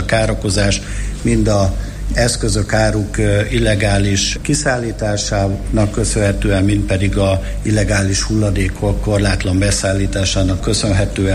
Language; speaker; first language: Hungarian; native; Hungarian